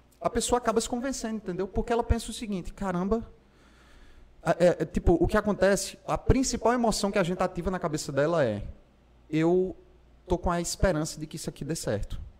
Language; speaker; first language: Portuguese; native; Portuguese